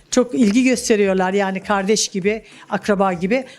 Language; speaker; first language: Turkish; native; Turkish